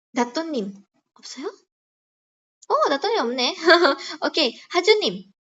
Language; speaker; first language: Korean; non-native, fluent; Indonesian